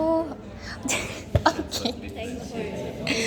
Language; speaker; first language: English; non-native, learner; Indonesian